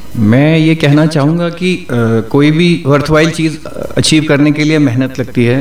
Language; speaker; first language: Hindi; native; Hindi